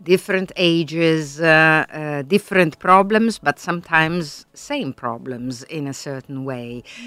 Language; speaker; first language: English; non-native, fluent; Italian